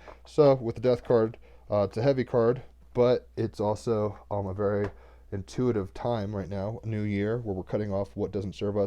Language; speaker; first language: English; native; English